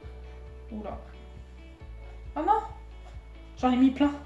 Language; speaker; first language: French; native; French